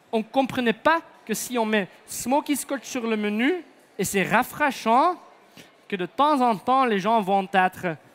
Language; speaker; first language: French; non-native, fluent; Dutch